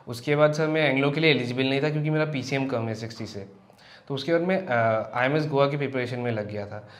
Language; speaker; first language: Hindi; non-native, local second language; Assamese